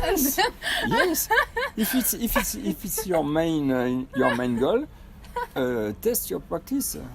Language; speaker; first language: English; non-native, fluent; French